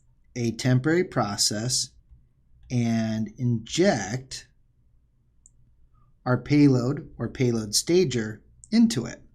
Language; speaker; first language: English; native; English